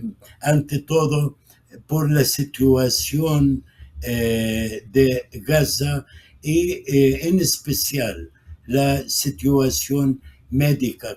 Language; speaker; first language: Spanish; non-native, fluent; Arabic